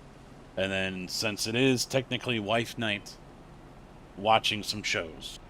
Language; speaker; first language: English; native; English